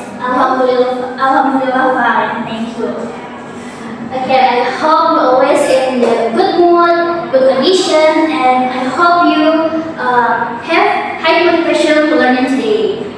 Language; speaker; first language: English; non-native, learner; Indonesian